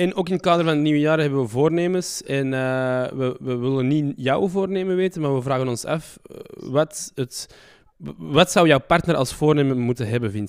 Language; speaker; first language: Dutch; native; Dutch